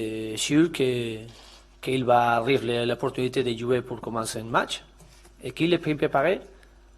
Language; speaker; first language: French; non-native, learner; Spanish